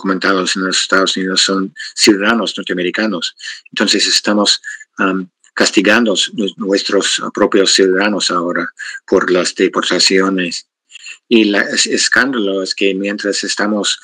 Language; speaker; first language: Spanish; non-native, fluent; English